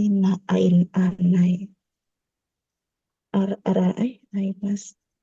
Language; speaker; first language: Japanese; non-native, learner; Indonesian